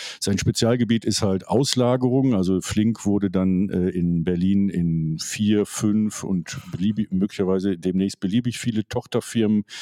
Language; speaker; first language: German; native; German